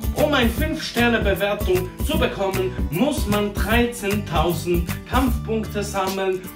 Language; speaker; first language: German; early bilingual, other home language; Portuguese